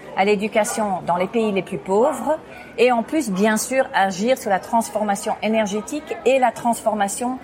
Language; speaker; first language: French; non-native, fluent; English